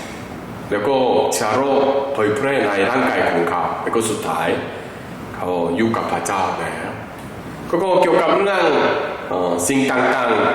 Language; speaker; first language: Thai; non-native, fluent; Korean